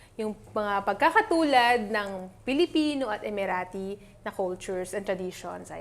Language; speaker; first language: Filipino; non-native, local second language; Cebuano